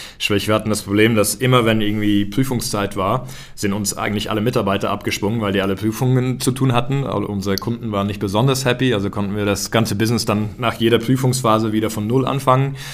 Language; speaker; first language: German; early bilingual, heritage; German